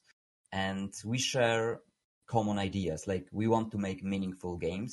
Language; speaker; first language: English; non-native, fluent; Polish